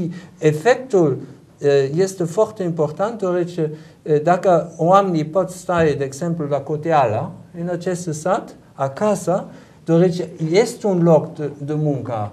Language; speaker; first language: Romanian; non-native, learner; German